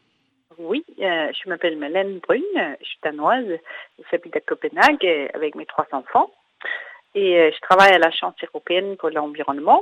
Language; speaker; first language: French; non-native, fluent; Danish